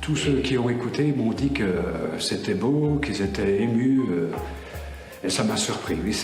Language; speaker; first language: French; native; French